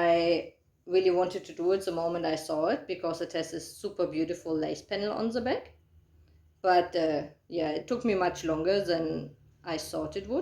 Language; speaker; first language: English; non-native, fluent; German